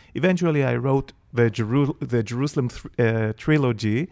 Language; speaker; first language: English; non-native, fluent; Hebrew